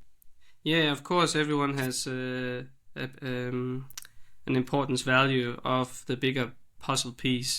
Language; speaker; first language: English; non-native, fluent; Danish